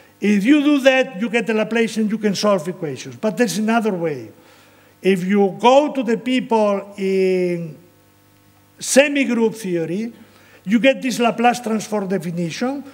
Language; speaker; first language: English; non-native, fluent; Spanish